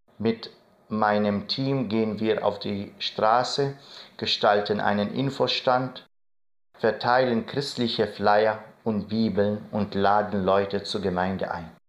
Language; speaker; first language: German; non-native, fluent; Arabic